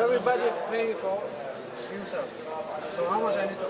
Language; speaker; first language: English; non-native, learner; Tajik